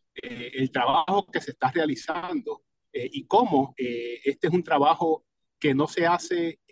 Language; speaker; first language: Spanish; native; Spanish